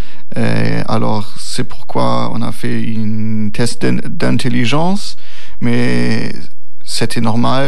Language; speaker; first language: French; non-native, learner; German